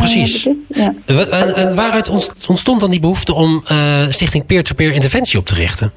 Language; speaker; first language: Dutch; native; Dutch